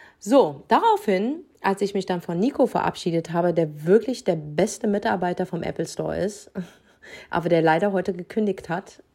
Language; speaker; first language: German; early bilingual, other home language; Arabic